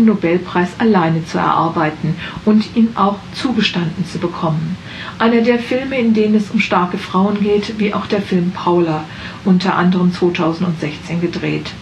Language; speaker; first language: German; native; German